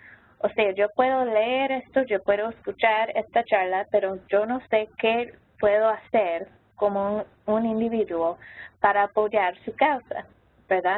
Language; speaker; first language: Spanish; non-native, local second language; English